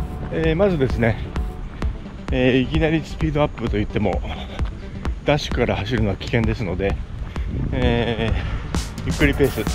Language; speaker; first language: Japanese; native; Japanese